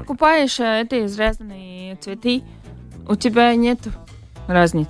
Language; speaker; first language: Russian; non-native, local second language; Latvian